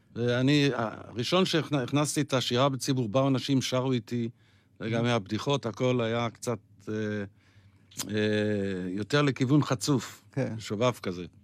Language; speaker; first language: Hebrew; non-native, local second language; Yiddish